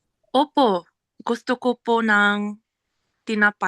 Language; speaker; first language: Filipino; non-native, learner; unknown